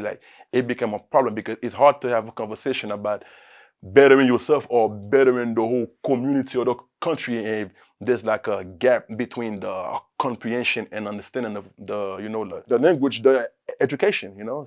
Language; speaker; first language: English; early bilingual, other home language; Haitian Creole